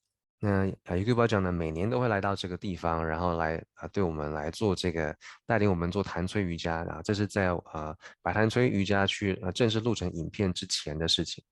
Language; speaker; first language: Chinese; native; Chinese